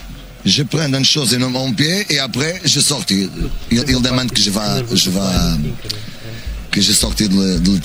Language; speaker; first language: French; non-native, learner; Portuguese